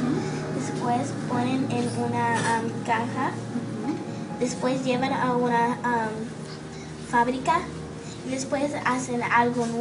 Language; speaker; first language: Spanish; non-native, learner; English